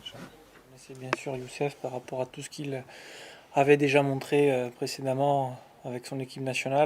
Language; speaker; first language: French; native; French